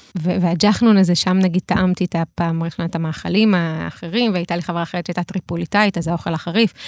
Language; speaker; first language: Hebrew; early bilingual, other home language; Russian